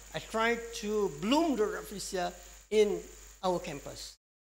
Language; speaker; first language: English; non-native, local second language; Malay